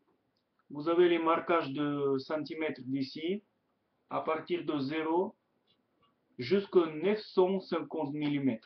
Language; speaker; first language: French; non-native, learner; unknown